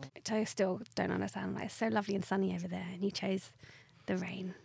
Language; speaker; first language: English; native; English